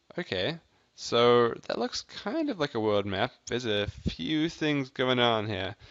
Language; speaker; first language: English; native; English